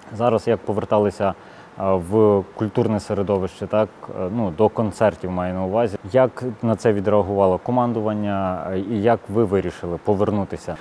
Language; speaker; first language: Ukrainian; native; Ukrainian